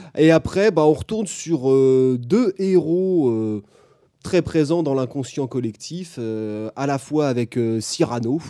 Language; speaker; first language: French; native; French